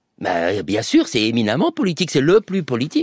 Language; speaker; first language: French; native; French